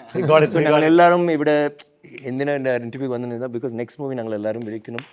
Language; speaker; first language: Malayalam; non-native, fluent; Tamil